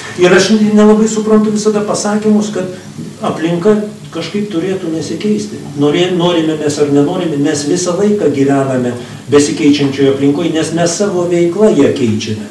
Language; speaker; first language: Lithuanian; native; Lithuanian